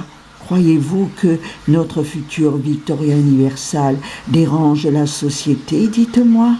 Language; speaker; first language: French; native; French